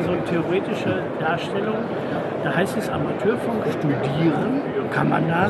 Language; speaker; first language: German; native; German